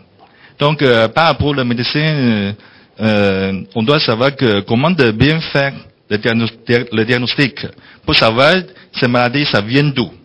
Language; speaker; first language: French; non-native, fluent; Chinese